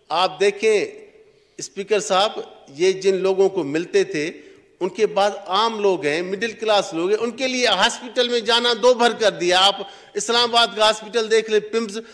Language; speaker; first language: Urdu; non-native, local second language; Sindhi